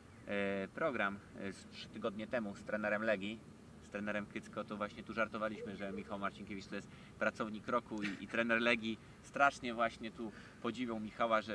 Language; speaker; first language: Polish; native; Polish